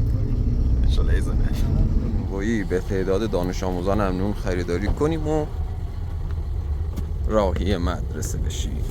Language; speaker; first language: Persian; native; Persian